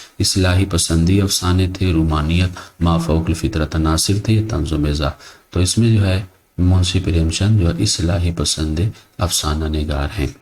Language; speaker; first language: Urdu; native; Urdu